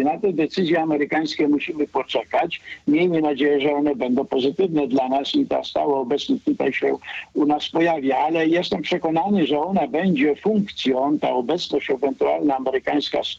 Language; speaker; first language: Polish; native; Polish